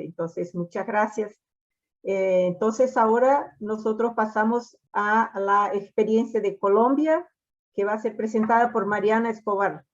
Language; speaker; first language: Spanish; non-native, fluent; Portuguese